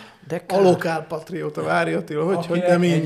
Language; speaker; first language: Hungarian; native; Hungarian